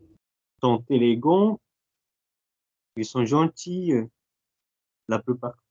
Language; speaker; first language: French; non-native, fluent; Portuguese